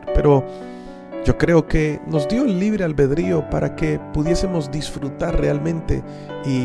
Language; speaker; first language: Spanish; native; Spanish